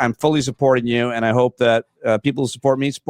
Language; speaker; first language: English; native; English